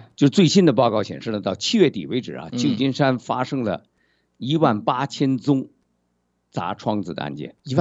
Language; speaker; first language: Chinese; native; Chinese